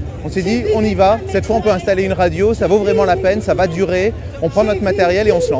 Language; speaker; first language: French; native; French